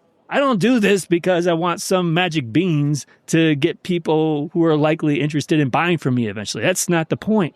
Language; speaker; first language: English; native; English